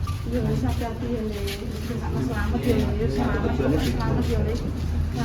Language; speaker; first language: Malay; non-native, local second language; Javanese